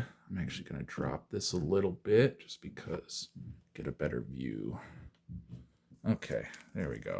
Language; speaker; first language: English; native; English